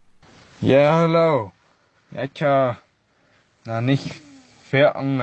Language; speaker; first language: German; non-native, learner; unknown